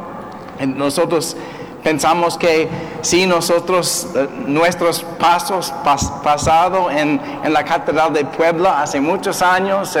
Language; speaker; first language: Spanish; non-native, learner; English